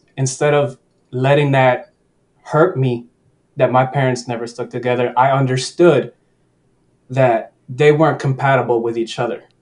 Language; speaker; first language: English; early bilingual, other home language; Spanish